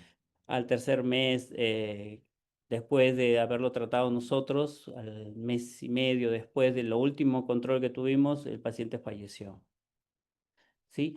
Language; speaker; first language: Spanish; native; Spanish